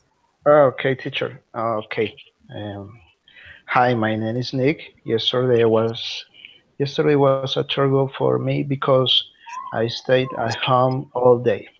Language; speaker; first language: English; non-native, learner; Spanish